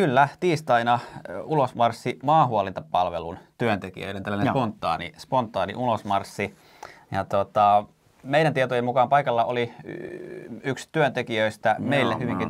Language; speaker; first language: Finnish; native; Finnish